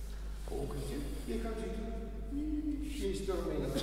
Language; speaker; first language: Dutch; non-native, learner; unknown